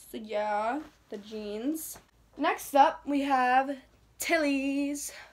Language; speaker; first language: English; native; English